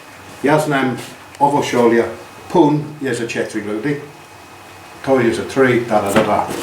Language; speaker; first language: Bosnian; non-native, learner; English